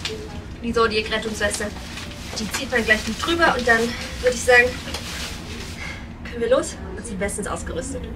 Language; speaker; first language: German; native; German